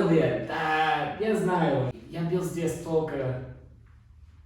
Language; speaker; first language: Russian; non-native, learner; English